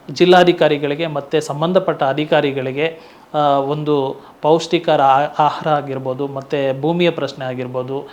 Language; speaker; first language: Kannada; non-native, local second language; Tulu